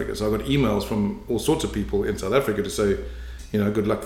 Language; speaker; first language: English; native; English